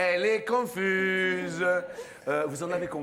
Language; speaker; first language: French; native; French